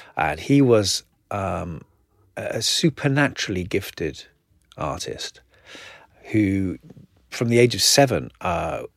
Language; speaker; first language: English; native; English